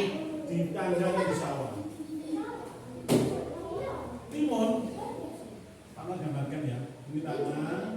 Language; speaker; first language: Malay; non-native, local second language; Javanese